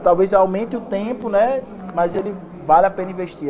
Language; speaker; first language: Portuguese; native; Portuguese